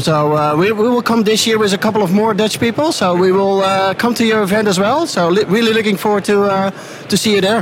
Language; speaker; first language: English; non-native, fluent; Dutch